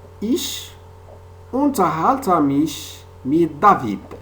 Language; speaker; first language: German; non-native, fluent; French